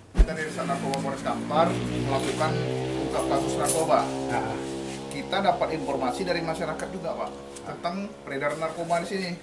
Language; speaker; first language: Indonesian; native; Indonesian